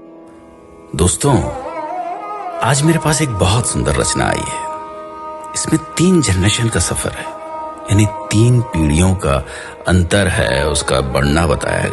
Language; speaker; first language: Hindi; native; Hindi